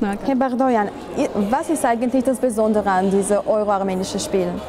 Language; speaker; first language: German; non-native, fluent; Armenian